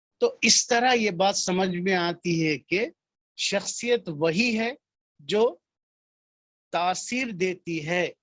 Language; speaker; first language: Urdu; native; Urdu